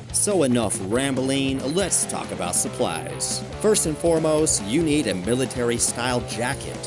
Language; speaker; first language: English; native; English